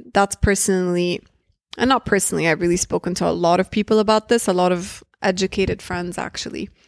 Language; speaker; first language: English; early bilingual, other home language; Arabic